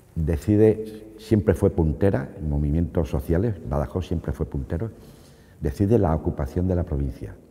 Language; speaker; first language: Spanish; native; Spanish